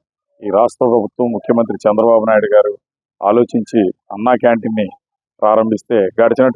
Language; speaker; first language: Telugu; native; Telugu